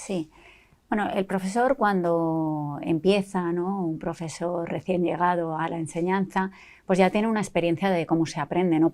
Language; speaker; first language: Spanish; native; Spanish